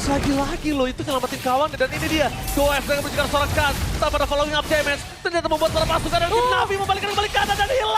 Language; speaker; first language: Indonesian; native; Indonesian